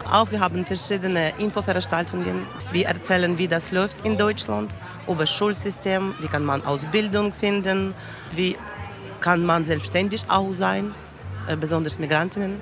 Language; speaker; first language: German; non-native, learner; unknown